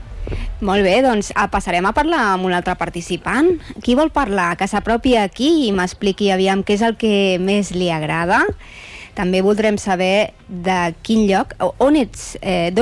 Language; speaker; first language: Catalan; native; Catalan